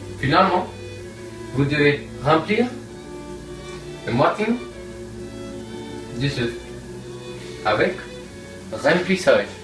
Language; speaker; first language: French; non-native, learner; Spanish